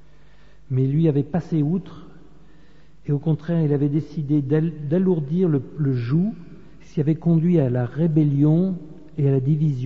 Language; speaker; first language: French; native; French